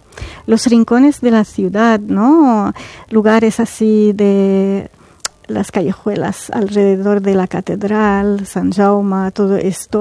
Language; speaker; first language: Spanish; non-native, fluent; Arabic